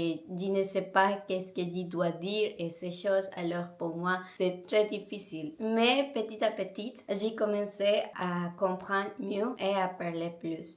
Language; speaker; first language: French; non-native, learner; Spanish